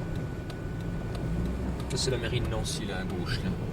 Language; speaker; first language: French; native; French